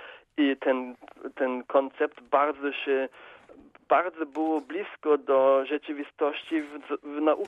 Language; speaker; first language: Polish; non-native, fluent; German